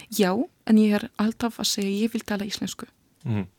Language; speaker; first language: Icelandic; non-native, learner; Polish